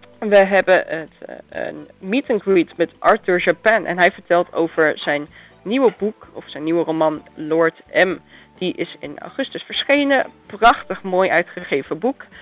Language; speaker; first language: Dutch; native; Dutch